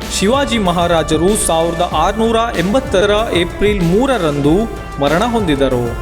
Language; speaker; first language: Kannada; native; Kannada